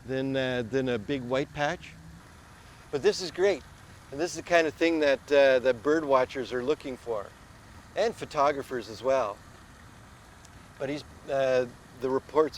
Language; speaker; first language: English; native; English